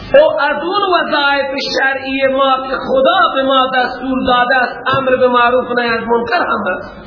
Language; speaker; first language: Persian; non-native, local second language; Baluchi